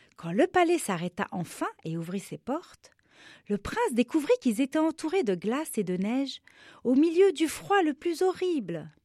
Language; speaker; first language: French; non-native, local second language; Arabic